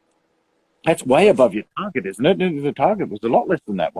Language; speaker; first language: English; native; English